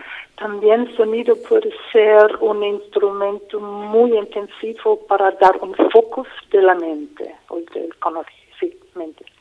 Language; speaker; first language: Spanish; non-native, fluent; English